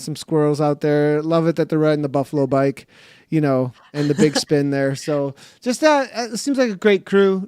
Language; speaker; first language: English; native; English